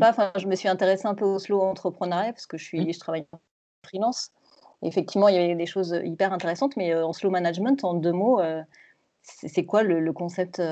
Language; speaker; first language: French; native; French